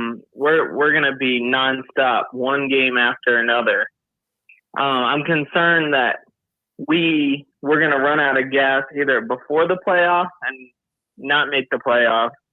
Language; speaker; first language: English; native; English